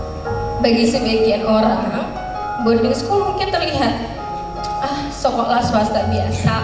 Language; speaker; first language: Indonesian; native; Indonesian